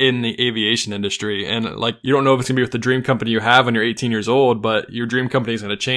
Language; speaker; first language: English; native; English